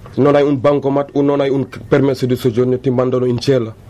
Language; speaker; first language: Italian; non-native, fluent; Wolof